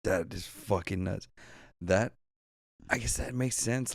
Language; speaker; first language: English; native; English